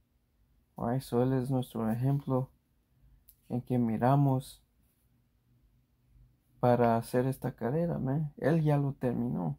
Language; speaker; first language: Spanish; early bilingual, heritage; Spanish